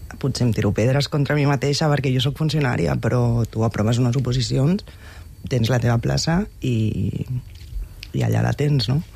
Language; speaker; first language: Catalan; native; Catalan